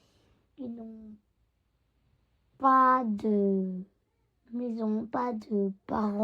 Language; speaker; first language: French; early bilingual, other home language; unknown